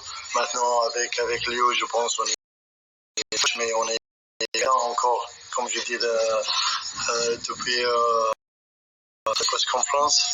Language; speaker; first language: French; non-native, learner; Arabic